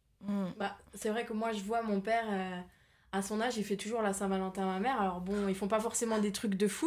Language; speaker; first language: French; native; French